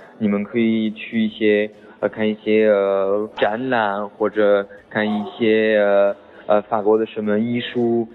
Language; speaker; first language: Chinese; non-native, fluent; French